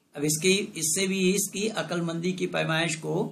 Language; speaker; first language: Hindi; non-native, local second language; Bangla